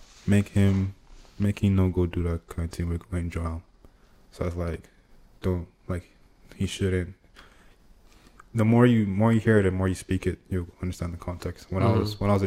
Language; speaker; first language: English; non-native, local second language; Igbo